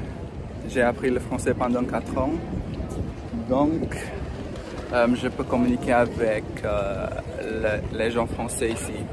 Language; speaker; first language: French; non-native, learner; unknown